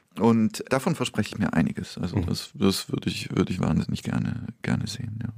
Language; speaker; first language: German; early bilingual, other home language; Polish